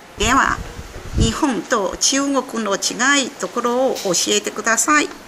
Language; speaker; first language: Japanese; native; Japanese